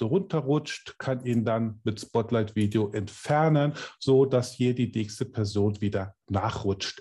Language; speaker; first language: German; native; German